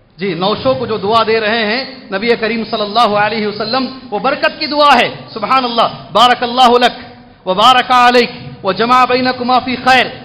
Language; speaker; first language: Urdu; native; Urdu